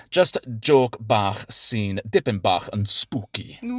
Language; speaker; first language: Welsh; non-native, learner; English